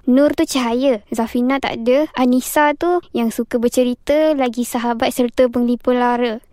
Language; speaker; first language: Malay; native; Malay